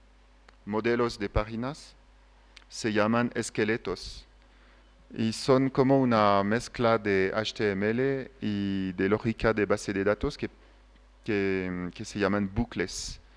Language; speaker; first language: Spanish; non-native, fluent; French